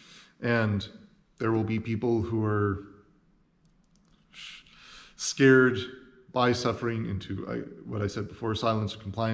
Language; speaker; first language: English; native; English